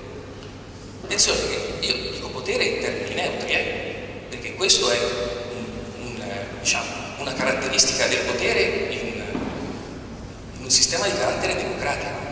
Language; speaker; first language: Italian; native; Italian